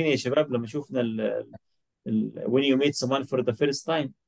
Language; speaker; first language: Arabic; native; Arabic